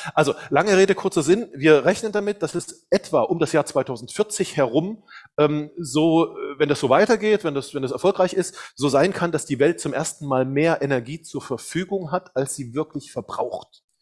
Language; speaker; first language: German; native; German